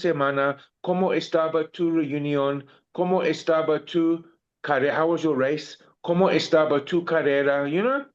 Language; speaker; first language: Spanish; non-native, fluent; English